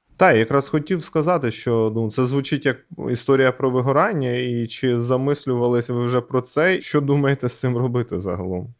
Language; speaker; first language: Ukrainian; native; Ukrainian